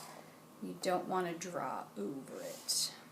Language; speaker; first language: English; native; English